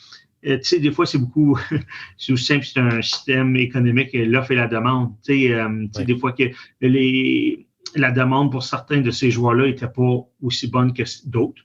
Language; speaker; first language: French; native; French